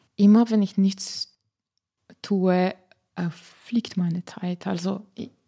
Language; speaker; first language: German; non-native, fluent; Slovenian